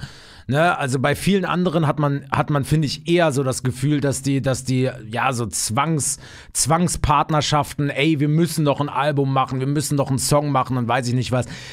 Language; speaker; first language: German; native; German